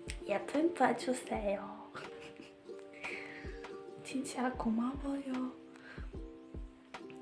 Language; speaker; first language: Korean; non-native, learner; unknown